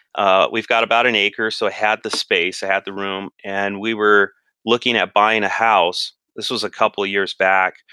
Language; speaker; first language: English; native; English